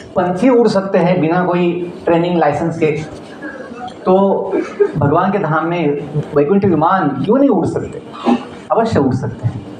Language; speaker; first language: Hindi; non-native, local second language; Marathi